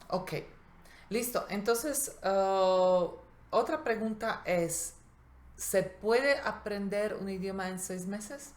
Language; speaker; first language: Spanish; non-native, fluent; Slovak